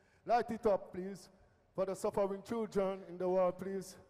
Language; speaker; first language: English; non-native, fluent; Seselwa Creole French